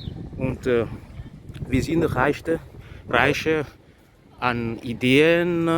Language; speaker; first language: German; non-native, fluent; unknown